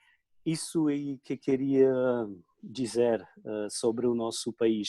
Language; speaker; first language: Portuguese; non-native, fluent; Slovenian